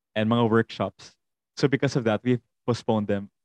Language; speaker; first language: English; non-native, local second language; Hiligaynon